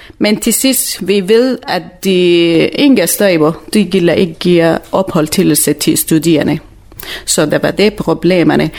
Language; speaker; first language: Danish; non-native, learner; Kurdish